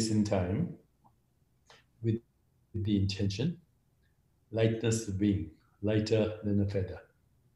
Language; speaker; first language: English; non-native, local second language; Hindi